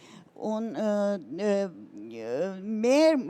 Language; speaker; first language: German; non-native, learner; Turkish